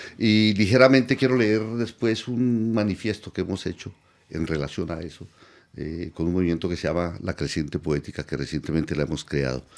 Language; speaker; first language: Spanish; native; Spanish